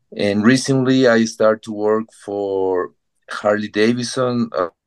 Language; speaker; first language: English; non-native, fluent; Spanish